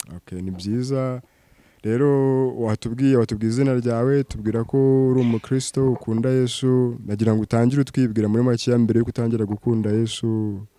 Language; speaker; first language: Kinyarwanda; native; Kinyarwanda